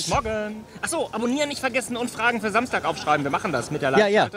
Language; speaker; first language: German; native; German